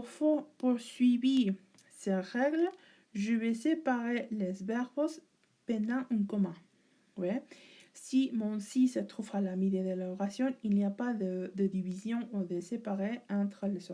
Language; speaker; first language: French; non-native, learner; Spanish